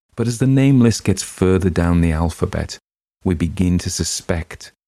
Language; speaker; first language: English; native; English